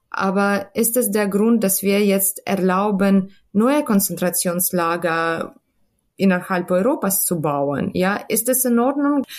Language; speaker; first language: German; non-native, fluent; Ukrainian